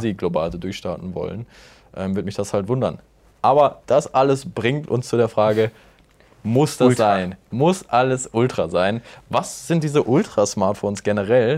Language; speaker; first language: German; native; German